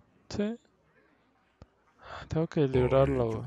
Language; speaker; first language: Spanish; native; Spanish